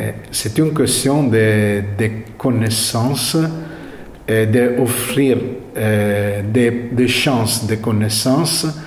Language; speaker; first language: French; non-native, fluent; Italian